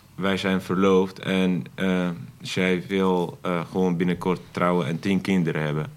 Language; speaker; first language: Dutch; non-native, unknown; Arabic